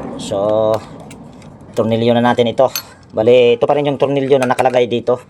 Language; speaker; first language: Filipino; non-native, local second language; Cebuano